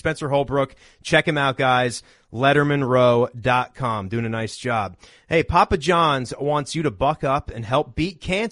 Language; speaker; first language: English; native; English